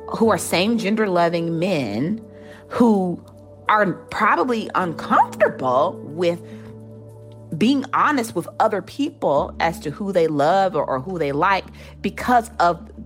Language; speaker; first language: English; native; English